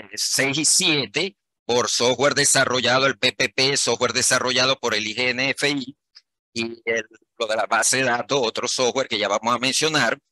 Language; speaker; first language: Spanish; native; Spanish